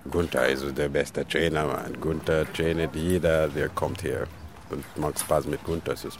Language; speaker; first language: German; non-native, learner; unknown